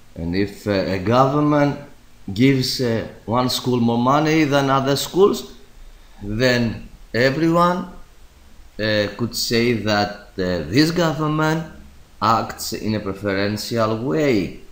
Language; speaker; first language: English; non-native, fluent; Greek